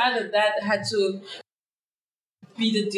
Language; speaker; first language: English; non-native, fluent; Danish